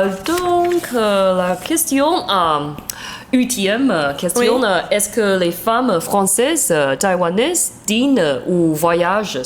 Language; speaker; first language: French; non-native, learner; Chinese